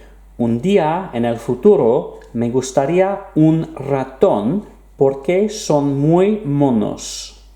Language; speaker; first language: Spanish; non-native, fluent; English